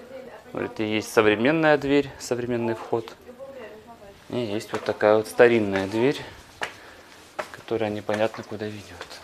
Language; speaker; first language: Russian; native; Russian